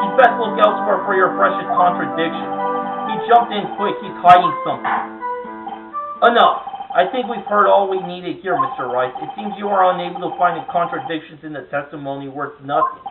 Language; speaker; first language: English; native; English